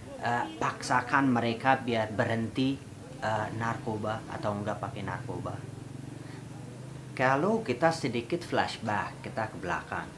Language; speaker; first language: Indonesian; non-native, fluent; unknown